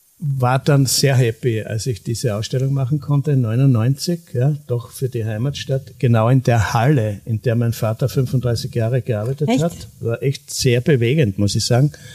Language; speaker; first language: German; native; German